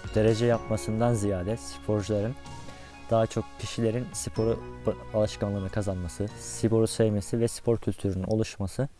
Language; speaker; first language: Turkish; native; Turkish